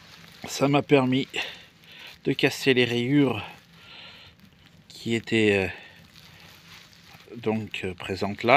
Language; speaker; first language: French; native; French